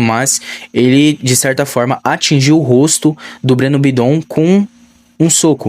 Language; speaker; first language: Portuguese; native; Portuguese